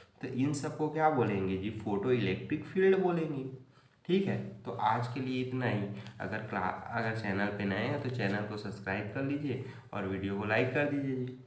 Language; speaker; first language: Hindi; native; Hindi